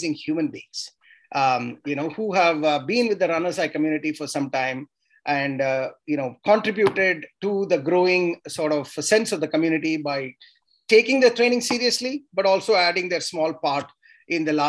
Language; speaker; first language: English; non-native, local second language; Tamil